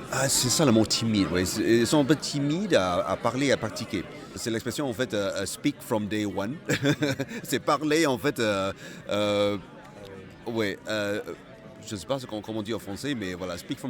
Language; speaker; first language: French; non-native, fluent; Malay